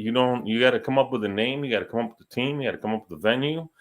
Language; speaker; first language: English; native; English